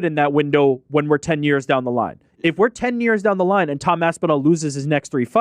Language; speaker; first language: English; native; English